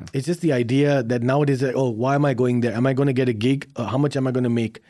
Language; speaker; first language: English; early bilingual, heritage; Arabic